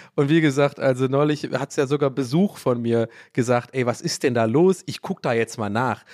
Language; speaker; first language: German; early bilingual, other home language; English